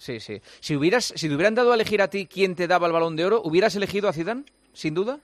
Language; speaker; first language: Spanish; native; Spanish